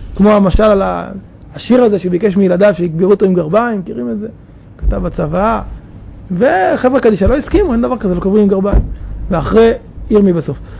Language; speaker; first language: Hebrew; native; Hebrew